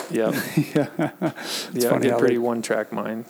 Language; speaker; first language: English; native; English